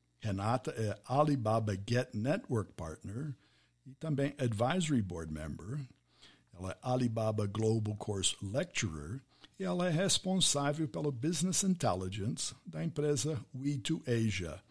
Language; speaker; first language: Portuguese; non-native, fluent; English